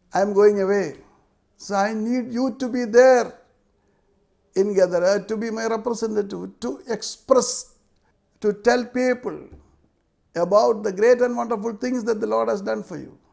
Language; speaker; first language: English; non-native, local second language; Malayalam